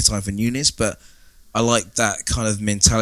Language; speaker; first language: English; native; English